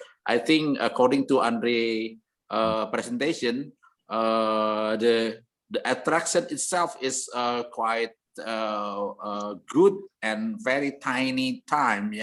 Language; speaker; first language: English; non-native, learner; Indonesian